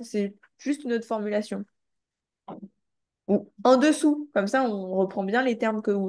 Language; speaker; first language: French; native; French